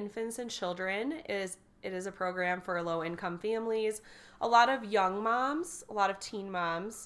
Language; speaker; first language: English; native; English